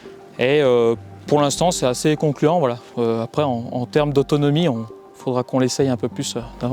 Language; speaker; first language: French; native; French